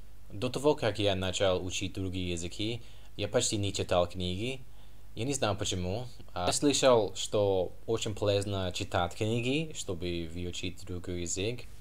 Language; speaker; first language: Russian; non-native, fluent; English